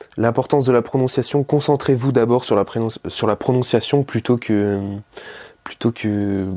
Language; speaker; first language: French; native; French